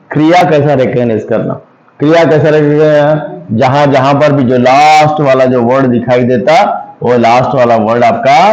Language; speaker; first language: Hindi; non-native, local second language; Telugu